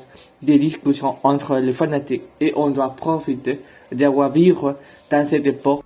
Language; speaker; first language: French; non-native, learner; Spanish